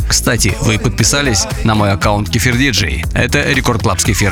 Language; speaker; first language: Russian; native; Russian